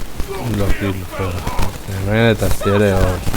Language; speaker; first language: Basque; native; Basque